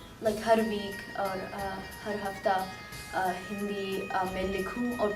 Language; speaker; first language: Hindi; early bilingual, heritage; Hindi